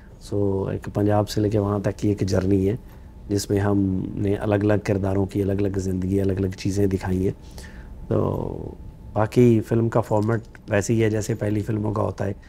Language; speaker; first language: Hindi; non-native, local second language; Punjabi